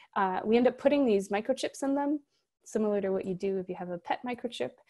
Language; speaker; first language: English; native; English